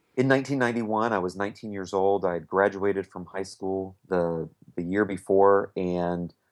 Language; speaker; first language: English; native; English